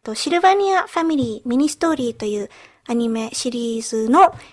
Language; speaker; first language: Japanese; early bilingual, heritage; Japanese